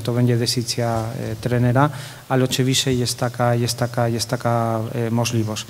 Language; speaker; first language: Polish; non-native, fluent; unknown